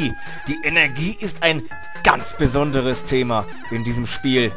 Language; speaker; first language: German; native; German